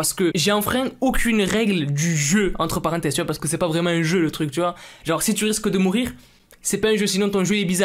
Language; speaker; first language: French; native; French